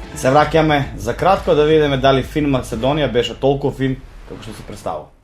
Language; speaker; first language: Macedonian; native; Macedonian